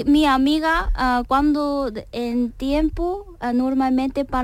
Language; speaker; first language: Spanish; non-native, learner; Korean